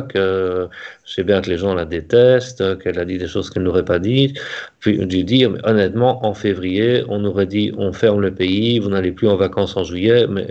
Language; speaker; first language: French; native; French